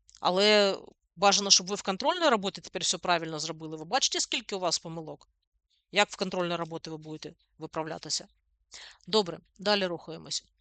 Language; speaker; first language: Ukrainian; non-native, local second language; Russian